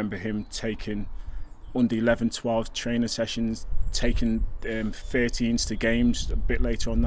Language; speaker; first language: English; native; English